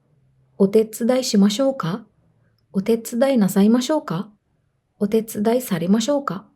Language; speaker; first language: Japanese; non-native, fluent; Sinhala